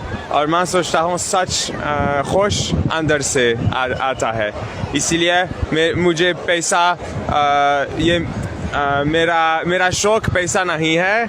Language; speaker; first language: Hindi; non-native, learner; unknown